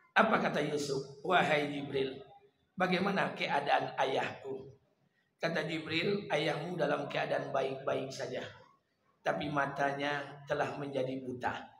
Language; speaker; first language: Malay; non-native, local second language; Minangkabau